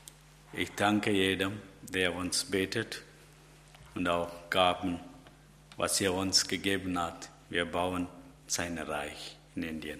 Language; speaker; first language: German; non-native, learner; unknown